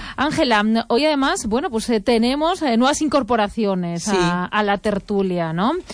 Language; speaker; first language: Spanish; native; Spanish